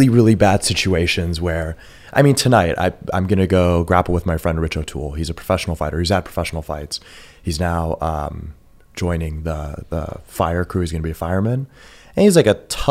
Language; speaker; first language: English; early bilingual, other home language; Persian